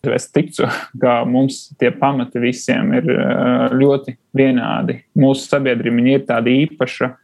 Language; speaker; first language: Latvian; non-native, local second language; Russian